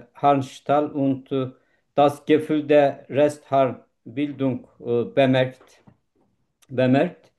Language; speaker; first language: German; non-native, learner; Turkish